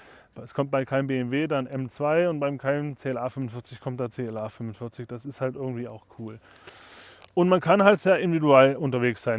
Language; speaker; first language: German; native; German